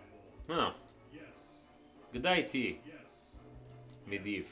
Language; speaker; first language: Russian; non-native, learner; English